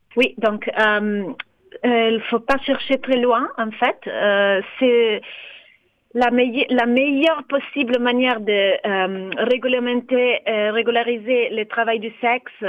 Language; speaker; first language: French; non-native, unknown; Italian